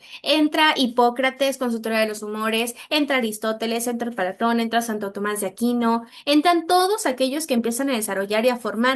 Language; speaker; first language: Spanish; native; Spanish